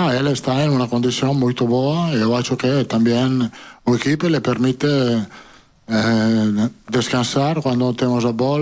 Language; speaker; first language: Portuguese; non-native, learner; Italian